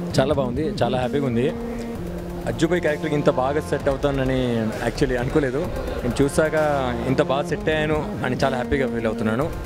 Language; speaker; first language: Telugu; non-native, learner; Hindi